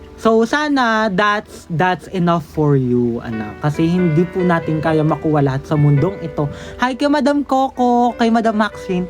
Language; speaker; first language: Filipino; native; Filipino